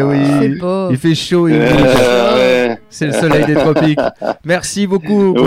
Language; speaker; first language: French; native; French